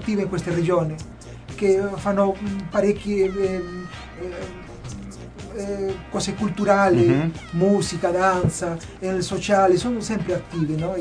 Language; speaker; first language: Italian; non-native, fluent; Spanish